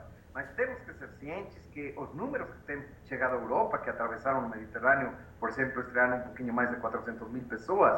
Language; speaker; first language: Portuguese; non-native, fluent; Spanish